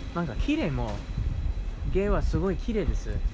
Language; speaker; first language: Japanese; non-native, fluent; English